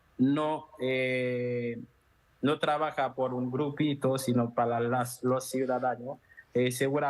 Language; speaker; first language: Spanish; non-native, fluent; Haitian Creole